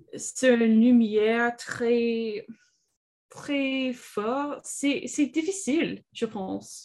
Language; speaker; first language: French; non-native, learner; English